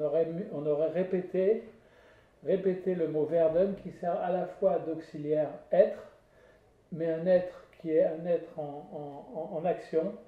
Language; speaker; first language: French; native; French